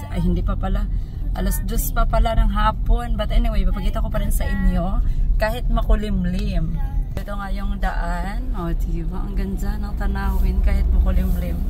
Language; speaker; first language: Filipino; non-native, local second language; Cebuano